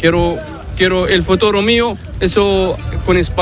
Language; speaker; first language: Spanish; non-native, learner; Arabic